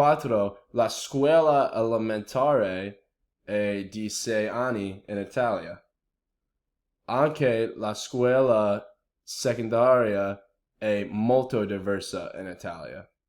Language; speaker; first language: Italian; non-native, learner; English